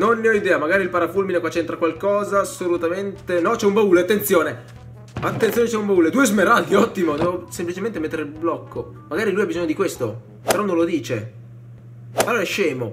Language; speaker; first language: Italian; native; Italian